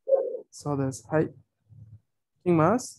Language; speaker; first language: Japanese; non-native, fluent; Spanish